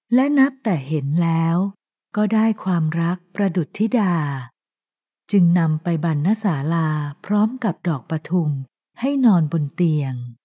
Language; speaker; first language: Thai; native; Thai